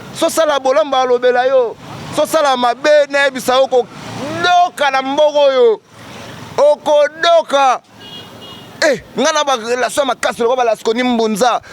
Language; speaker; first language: Lingala; native; Lingala